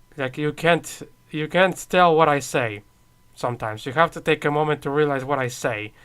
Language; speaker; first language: English; non-native, fluent; Polish